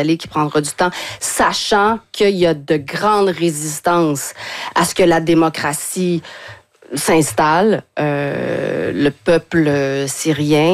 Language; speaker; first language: French; native; French